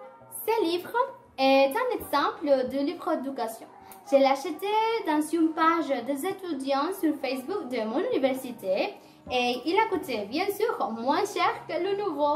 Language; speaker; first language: French; non-native, learner; Spanish